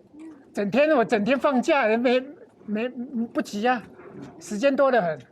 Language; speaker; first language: Chinese; native; Chinese